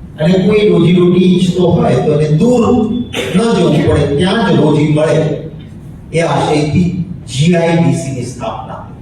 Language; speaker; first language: Gujarati; native; Gujarati